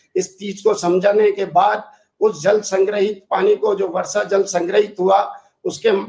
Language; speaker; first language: Hindi; native; Hindi